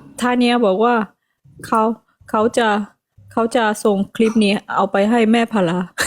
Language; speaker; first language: Thai; early bilingual, heritage; Thai